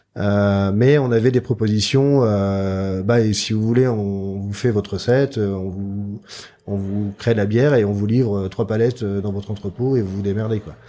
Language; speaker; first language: French; native; French